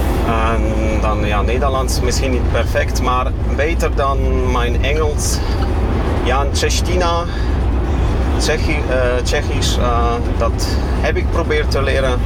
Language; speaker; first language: Dutch; non-native, fluent; Kashubian